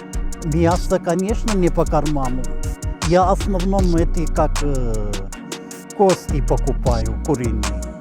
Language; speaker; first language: Russian; non-native, local second language; Turkmen